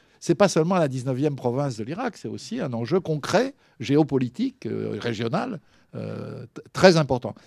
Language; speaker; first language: French; native; French